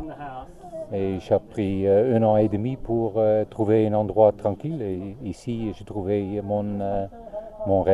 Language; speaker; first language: French; non-native, learner; Dutch